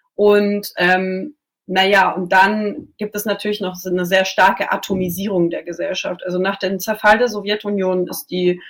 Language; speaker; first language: German; non-native, local second language; Russian